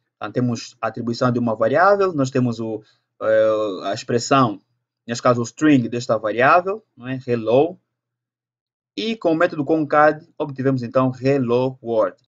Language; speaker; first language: Portuguese; native; Portuguese